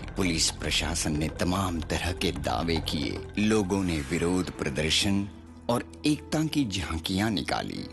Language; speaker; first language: Hindi; non-native, local second language; Marathi